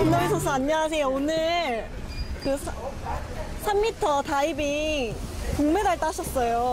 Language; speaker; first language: Korean; native; Korean